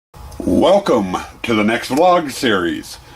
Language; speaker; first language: English; native; English